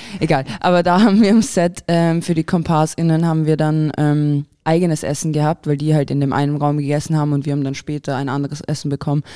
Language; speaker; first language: German; early bilingual, other home language; Croatian